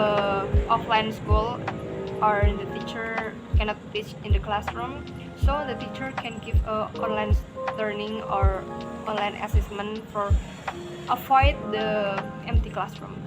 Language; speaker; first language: English; non-native, learner; Indonesian